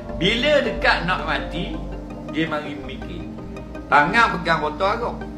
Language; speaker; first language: Malay; native; Malay